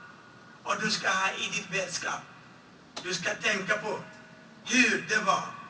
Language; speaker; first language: Swedish; non-native, fluent; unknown